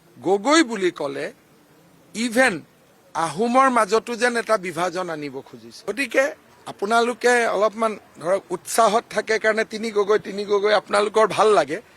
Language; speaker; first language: Assamese; native; Assamese